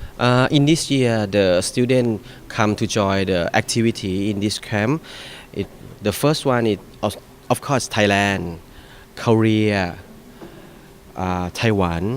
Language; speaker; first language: English; non-native, fluent; Thai